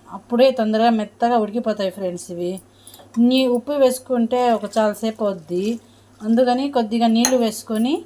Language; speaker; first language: Telugu; non-native, local second language; Urdu